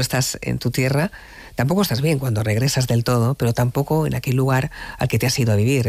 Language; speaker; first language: Spanish; native; Spanish